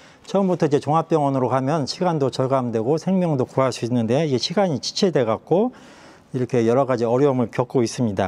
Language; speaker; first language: Korean; native; Korean